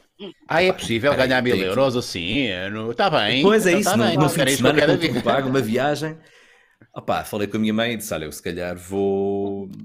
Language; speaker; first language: Portuguese; native; Portuguese